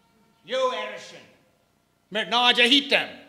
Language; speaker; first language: Hungarian; non-native, fluent; English